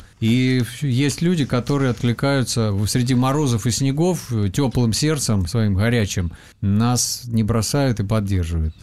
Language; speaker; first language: Russian; native; Russian